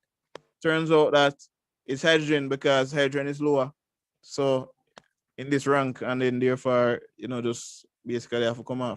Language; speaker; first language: English; native; English